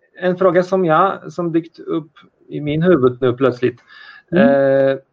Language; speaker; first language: Swedish; non-native, fluent; Polish